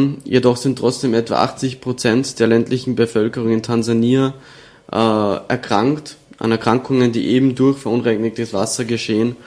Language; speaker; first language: German; native; German